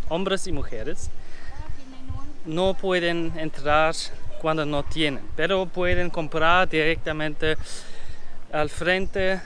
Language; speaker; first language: Spanish; non-native, learner; German